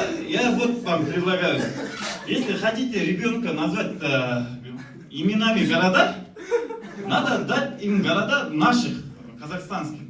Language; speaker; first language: Russian; non-native, local second language; Kazakh